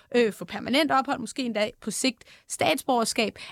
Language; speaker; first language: Danish; native; Danish